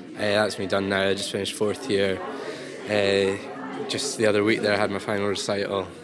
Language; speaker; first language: English; native; English